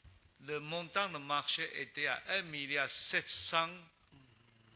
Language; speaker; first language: French; non-native, learner; Chinese